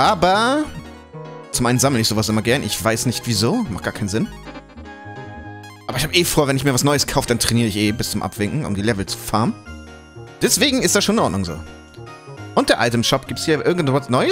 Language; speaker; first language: German; native; German